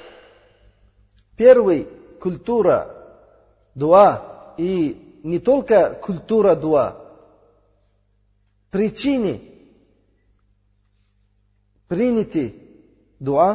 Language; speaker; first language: Russian; non-native, learner; Uzbek